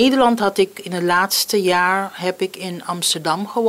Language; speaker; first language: Dutch; non-native, local second language; Papiamento